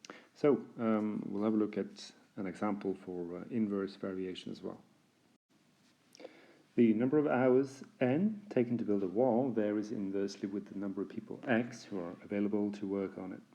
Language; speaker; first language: English; non-native, fluent; Norwegian